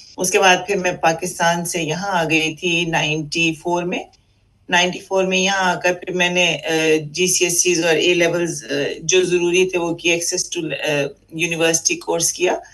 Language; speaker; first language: Urdu; native; Urdu